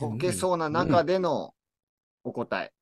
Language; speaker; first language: Japanese; native; Japanese